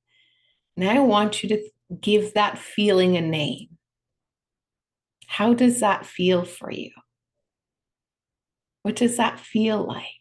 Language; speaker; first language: English; native; English